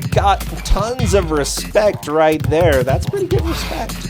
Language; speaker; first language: English; native; English